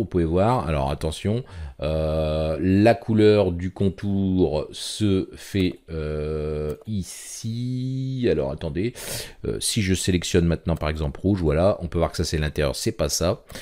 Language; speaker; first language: French; native; French